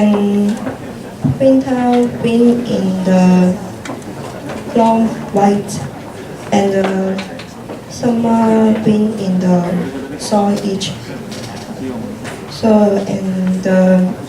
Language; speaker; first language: English; non-native, learner; Cantonese